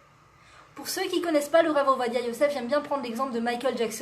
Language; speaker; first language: French; native; French